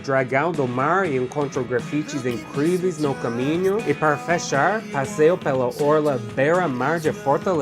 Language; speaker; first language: Portuguese; non-native, fluent; English